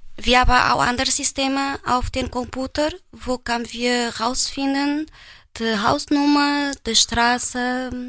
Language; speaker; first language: German; non-native, learner; Portuguese